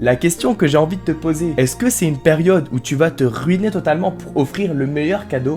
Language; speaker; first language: French; native; French